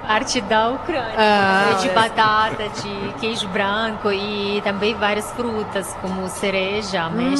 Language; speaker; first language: Portuguese; non-native, fluent; Ukrainian